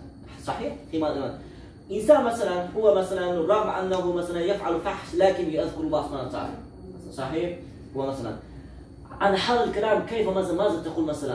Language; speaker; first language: Arabic; non-native, learner; Uzbek